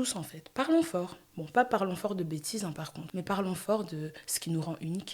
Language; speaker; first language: French; native; French